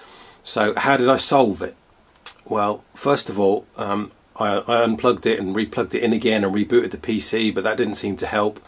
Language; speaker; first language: English; native; English